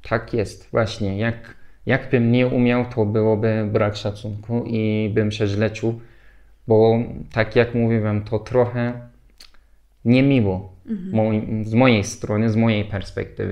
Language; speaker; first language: Polish; non-native, learner; Turkish